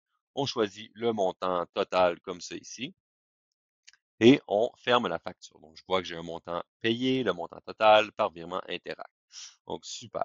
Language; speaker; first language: French; native; French